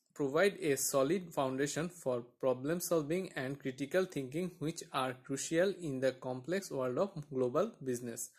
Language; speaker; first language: English; non-native, local second language; Bangla